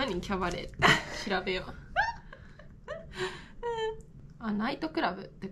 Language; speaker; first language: Japanese; native; Japanese